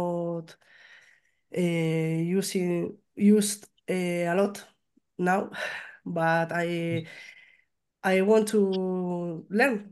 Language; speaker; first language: English; non-native, learner; Spanish